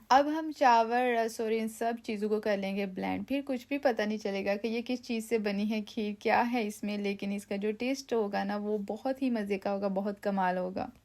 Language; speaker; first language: Urdu; non-native, local second language; Punjabi